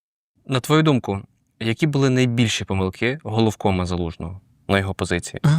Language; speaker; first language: Ukrainian; native; Ukrainian